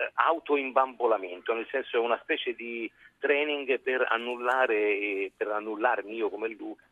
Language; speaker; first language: Italian; native; Italian